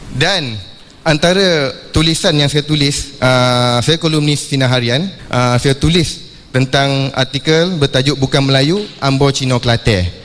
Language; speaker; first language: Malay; non-native, local second language; Chinese